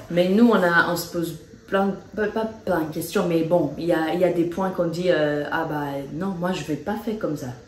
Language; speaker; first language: French; non-native, fluent; English